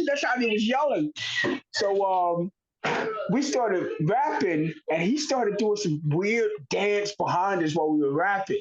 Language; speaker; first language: English; native; English